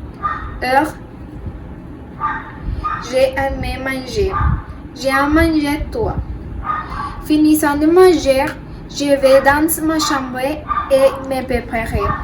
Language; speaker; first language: French; non-native, learner; Spanish